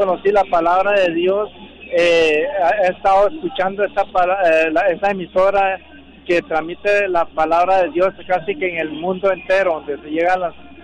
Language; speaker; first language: Spanish; native; Spanish